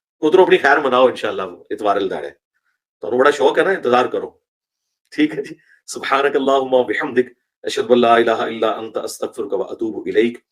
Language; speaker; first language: Urdu; non-native, local second language; Punjabi